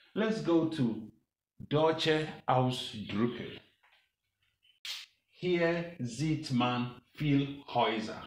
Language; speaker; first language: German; non-native, learner; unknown